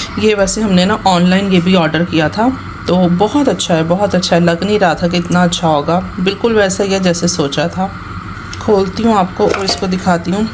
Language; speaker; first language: Urdu; non-native, local second language; Punjabi